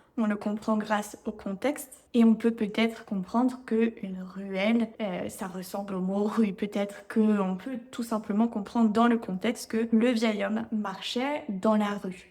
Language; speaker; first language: French; native; French